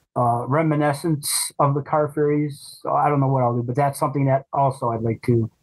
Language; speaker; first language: English; native; English